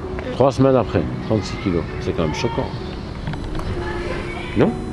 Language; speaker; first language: French; native; French